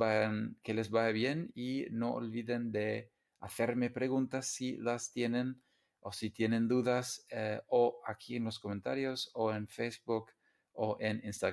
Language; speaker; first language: Spanish; non-native, fluent; English